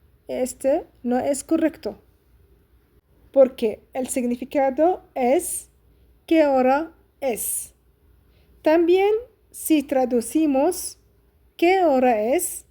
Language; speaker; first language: Spanish; non-native, fluent; Arabic